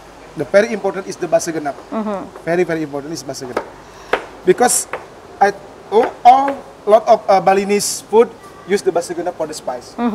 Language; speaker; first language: English; non-native, learner; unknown